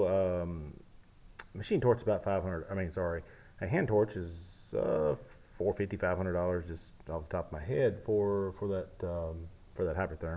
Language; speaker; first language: English; native; English